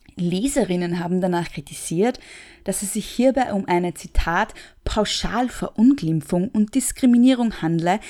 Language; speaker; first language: German; native; German